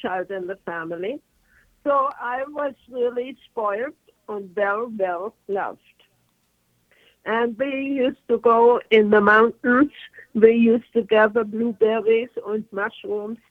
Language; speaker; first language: English; non-native, fluent; German